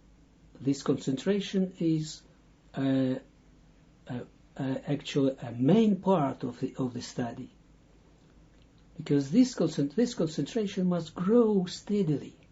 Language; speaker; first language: English; non-native, fluent; Dutch